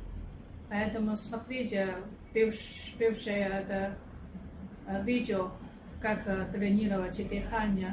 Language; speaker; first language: Russian; non-native, fluent; Chinese